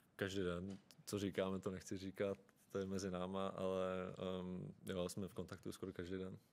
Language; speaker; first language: Czech; early bilingual, heritage; Czech